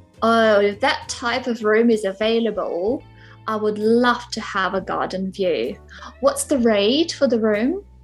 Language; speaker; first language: English; non-native, fluent; Ukrainian